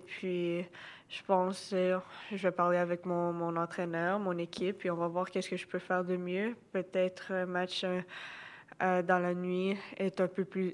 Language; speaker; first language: French; non-native, local second language; English